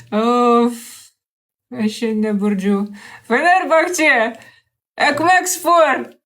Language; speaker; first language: Turkish; non-native, learner; Russian